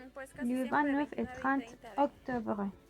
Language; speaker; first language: French; non-native, learner; Spanish